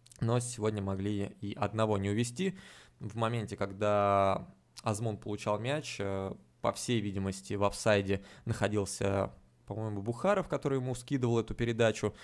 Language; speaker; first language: Russian; native; Russian